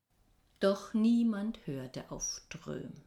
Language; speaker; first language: German; native; German